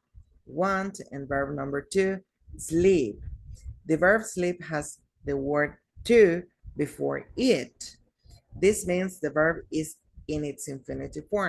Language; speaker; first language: English; non-native, fluent; Spanish